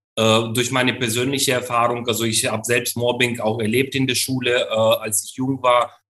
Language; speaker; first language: German; non-native, fluent; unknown